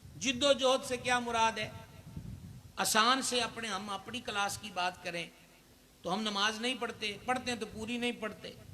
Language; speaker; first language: Urdu; non-native, local second language; Punjabi